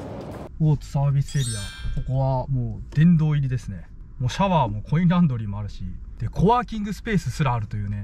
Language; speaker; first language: Japanese; native; Japanese